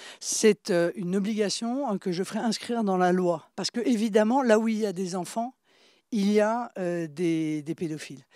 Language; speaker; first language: French; native; French